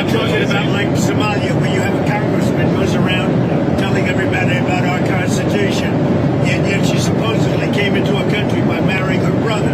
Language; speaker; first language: English; native; English